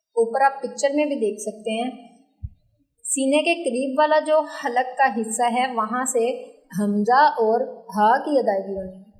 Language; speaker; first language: Urdu; native; Urdu